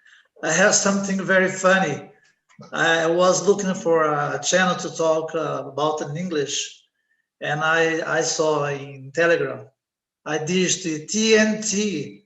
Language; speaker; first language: English; non-native, learner; Portuguese